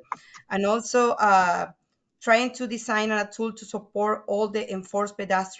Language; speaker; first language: English; non-native, fluent; Spanish